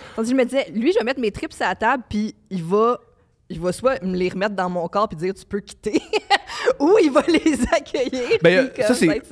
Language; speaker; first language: French; native; French